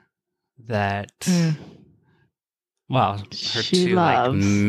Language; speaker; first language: English; native; English